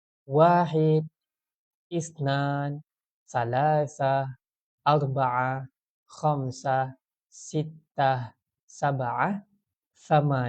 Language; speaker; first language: Arabic; non-native, fluent; Malay